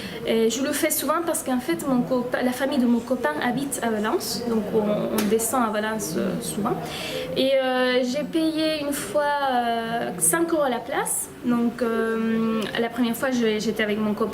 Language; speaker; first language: French; non-native, fluent; Spanish